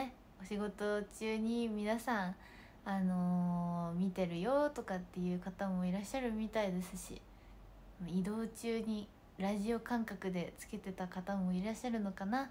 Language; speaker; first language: Japanese; native; Japanese